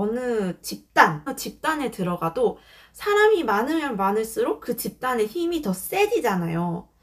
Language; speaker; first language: Korean; native; Korean